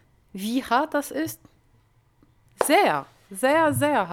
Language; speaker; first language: German; non-native, learner; Arabic